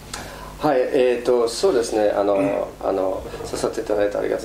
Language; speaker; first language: Japanese; non-native, fluent; German